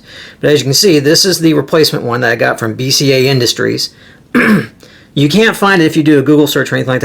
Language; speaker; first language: English; native; English